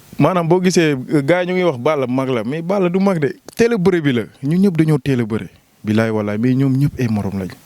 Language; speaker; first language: Wolof; non-native, local second language; Jola-Fonyi